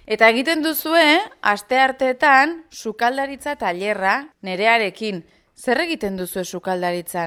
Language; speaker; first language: Basque; native; Basque